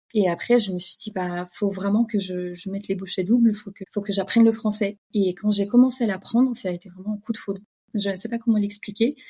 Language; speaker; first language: French; non-native, fluent; Russian